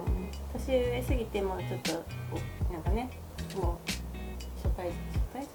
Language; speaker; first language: Japanese; native; Japanese